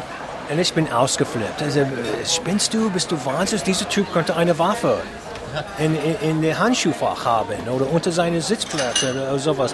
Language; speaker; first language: German; non-native, fluent; English